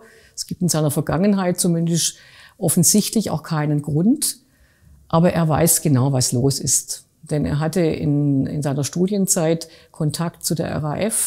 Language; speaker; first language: German; native; German